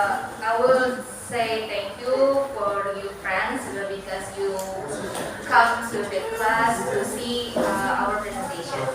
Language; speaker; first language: English; non-native, learner; Indonesian